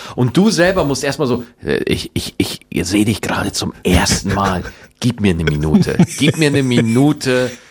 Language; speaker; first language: German; native; German